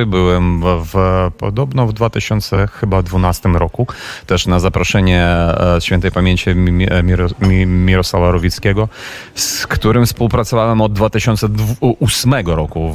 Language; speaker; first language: Polish; non-native, fluent; Ukrainian